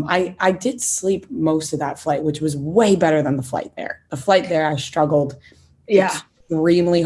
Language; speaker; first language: English; native; English